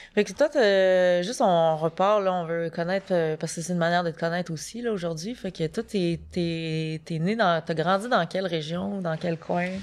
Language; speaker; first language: French; native; French